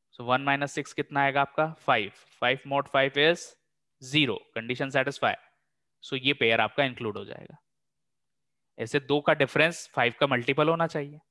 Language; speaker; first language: Hindi; native; Hindi